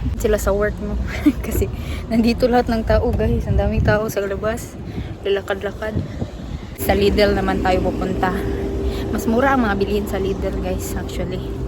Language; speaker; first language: Filipino; non-native, local second language; Cebuano